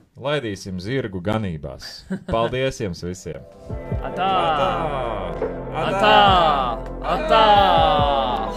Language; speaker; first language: Latvian; non-native, fluent; English